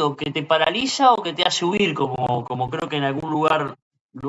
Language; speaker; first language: Spanish; native; Spanish